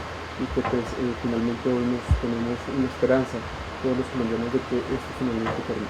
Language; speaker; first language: Spanish; native; Spanish